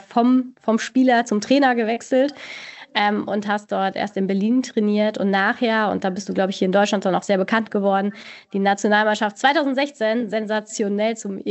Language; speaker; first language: German; native; German